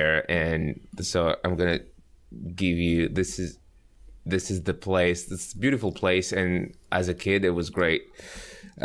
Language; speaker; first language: English; non-native, fluent; French